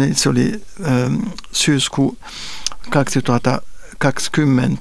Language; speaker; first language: Finnish; non-native, fluent; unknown